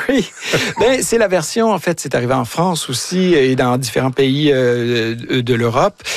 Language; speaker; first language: French; native; French